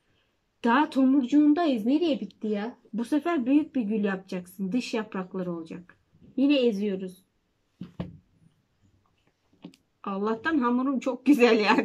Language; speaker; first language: Turkish; native; Turkish